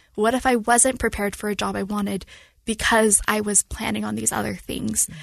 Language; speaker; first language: English; native; English